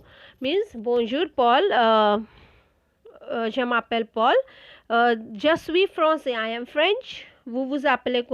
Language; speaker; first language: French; non-native, fluent; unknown